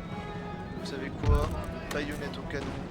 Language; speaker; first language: French; native; French